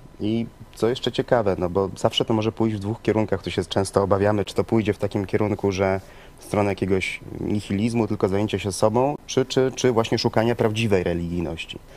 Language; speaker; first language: Polish; native; Polish